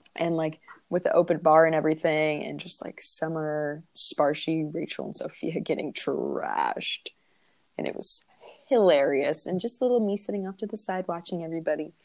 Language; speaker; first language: English; native; English